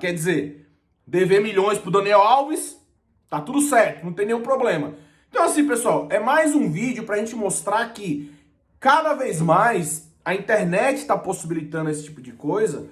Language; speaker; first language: Portuguese; native; Portuguese